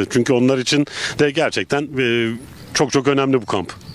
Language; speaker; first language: Turkish; native; Turkish